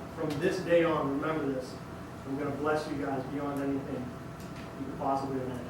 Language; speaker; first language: English; native; English